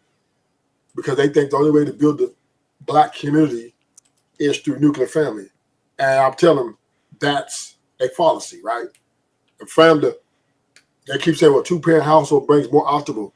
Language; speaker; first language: English; native; English